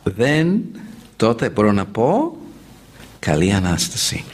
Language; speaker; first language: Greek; non-native, learner; English